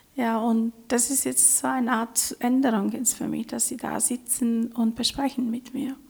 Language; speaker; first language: German; non-native, fluent; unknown